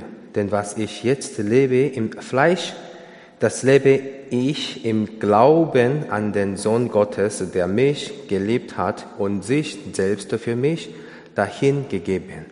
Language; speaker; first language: German; non-native, learner; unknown